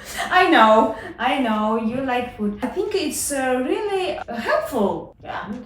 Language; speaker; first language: English; non-native, learner; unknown